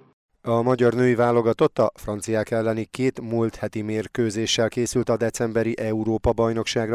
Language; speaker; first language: Hungarian; native; Hungarian